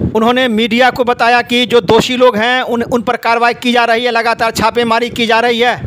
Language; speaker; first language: Hindi; native; Hindi